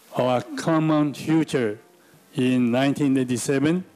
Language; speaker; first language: English; non-native, fluent; Chinese